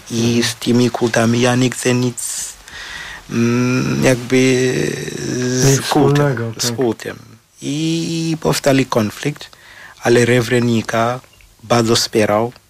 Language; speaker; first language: Polish; non-native, fluent; Shona